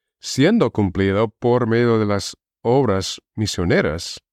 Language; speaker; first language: Spanish; non-native, fluent; English